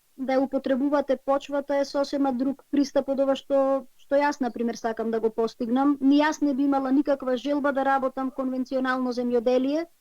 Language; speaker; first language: Macedonian; native; Macedonian